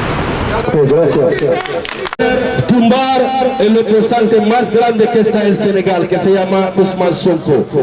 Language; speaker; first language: Spanish; non-native, fluent; Wolof